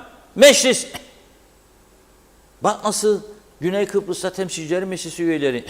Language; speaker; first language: Turkish; native; Turkish